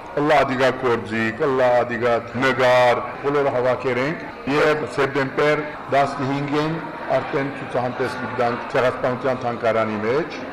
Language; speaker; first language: Armenian; early bilingual, heritage; Armenian